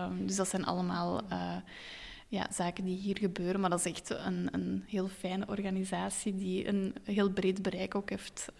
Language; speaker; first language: Dutch; native; Dutch